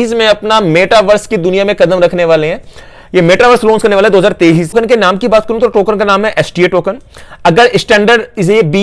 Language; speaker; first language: Hindi; native; Hindi